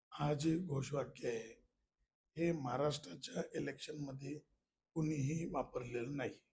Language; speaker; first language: Marathi; non-native, local second language; Malayalam